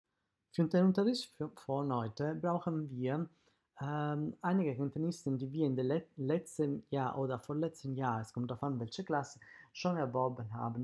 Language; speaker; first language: German; non-native, fluent; Italian